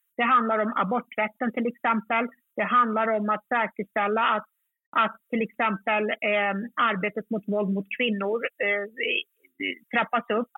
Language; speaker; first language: Swedish; early bilingual, other home language; Kurdish